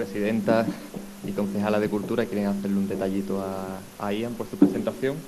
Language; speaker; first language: Spanish; native; Spanish